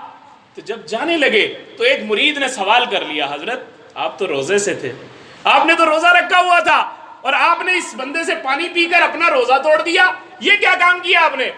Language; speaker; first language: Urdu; non-native, local second language; Punjabi